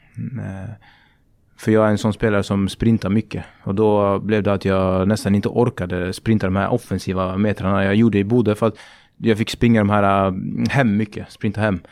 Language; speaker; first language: Swedish; native; Swedish